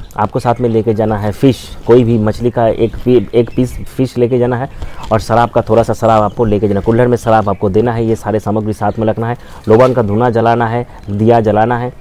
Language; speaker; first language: Hindi; non-native, local second language; Bangla